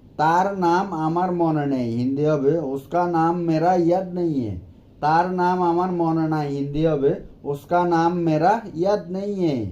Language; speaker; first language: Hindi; non-native, learner; Bangla